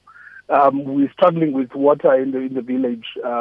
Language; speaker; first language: English; non-native, local second language; Xhosa